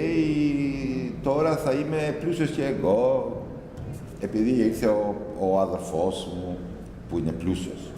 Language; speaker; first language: Greek; non-native, learner; Albanian